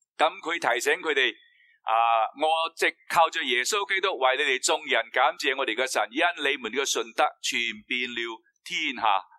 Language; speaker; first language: Cantonese; non-native, fluent; Chinese